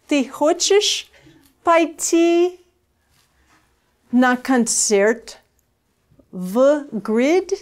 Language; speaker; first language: Russian; non-native, fluent; English